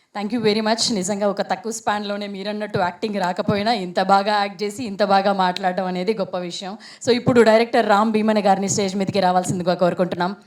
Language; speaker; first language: Telugu; native; Telugu